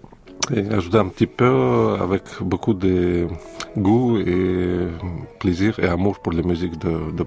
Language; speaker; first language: French; non-native, fluent; Russian